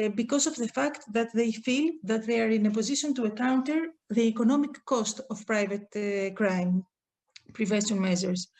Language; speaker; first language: English; non-native, fluent; Greek